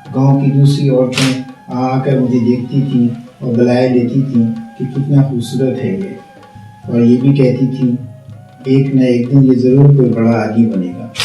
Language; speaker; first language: Urdu; native; Urdu